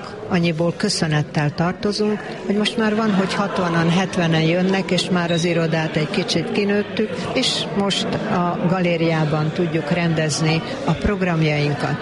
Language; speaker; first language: Hungarian; native; Hungarian